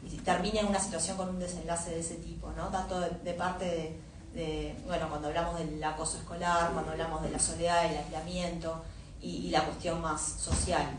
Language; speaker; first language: Spanish; native; Spanish